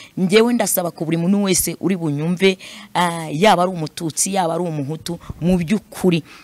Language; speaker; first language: Kinyarwanda; non-native, fluent; Swahili